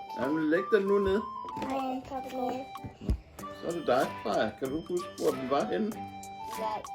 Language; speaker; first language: Danish; native; Danish